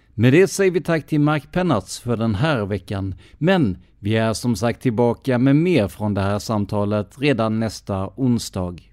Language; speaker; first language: Swedish; native; Swedish